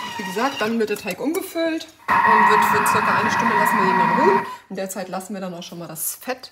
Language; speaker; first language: German; native; German